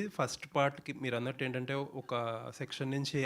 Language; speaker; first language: Telugu; native; Telugu